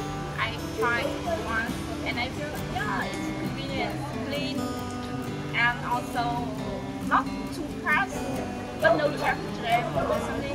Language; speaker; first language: English; non-native, fluent; Vietnamese